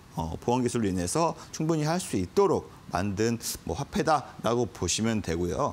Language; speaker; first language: Korean; native; Korean